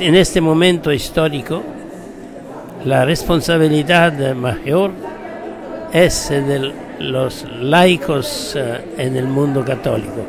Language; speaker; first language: Spanish; non-native, fluent; Italian